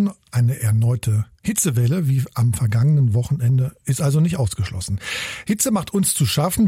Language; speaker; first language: German; native; German